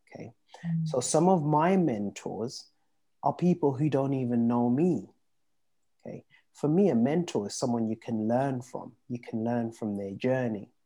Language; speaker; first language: English; early bilingual, other home language; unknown